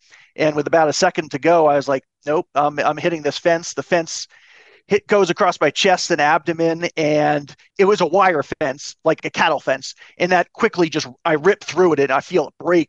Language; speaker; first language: English; native; English